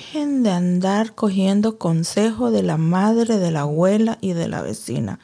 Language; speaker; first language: Spanish; early bilingual, heritage; Spanish